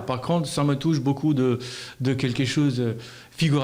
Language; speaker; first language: French; non-native, learner; Albanian